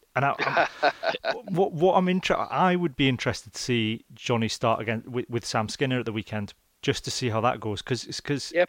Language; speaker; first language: English; native; English